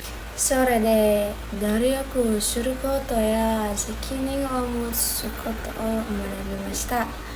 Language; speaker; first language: Japanese; non-native, learner; Indonesian